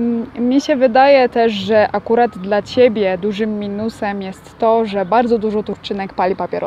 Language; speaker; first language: Polish; native; Polish